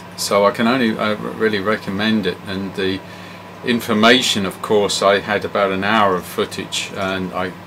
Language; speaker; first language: English; native; English